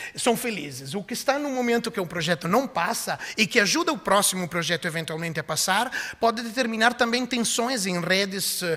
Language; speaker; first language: Portuguese; non-native, fluent; Italian